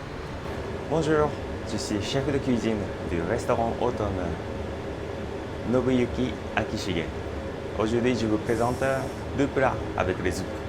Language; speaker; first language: French; non-native, fluent; Japanese